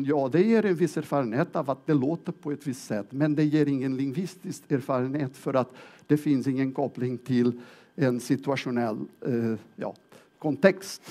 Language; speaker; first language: Swedish; non-native, fluent; Portuguese